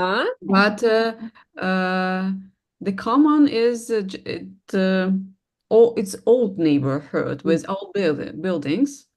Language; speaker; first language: English; non-native, learner; Russian